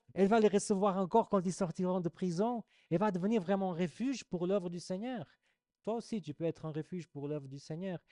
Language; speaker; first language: French; non-native, fluent; Portuguese